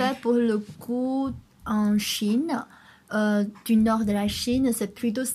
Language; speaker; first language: French; non-native, learner; Chinese